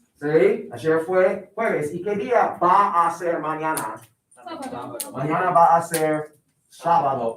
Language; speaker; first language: Spanish; non-native, fluent; English